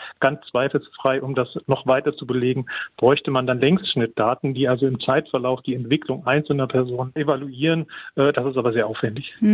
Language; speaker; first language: German; native; German